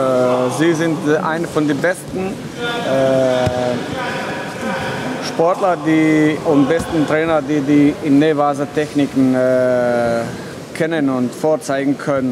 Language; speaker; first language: German; non-native, learner; Russian